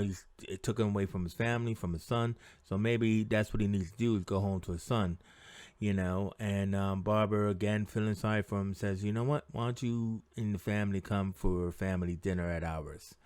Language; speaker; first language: English; native; English